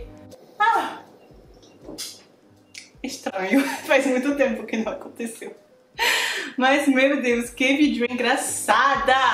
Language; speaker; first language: Portuguese; non-native, fluent; French